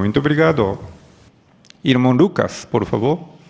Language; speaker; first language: Portuguese; non-native, fluent; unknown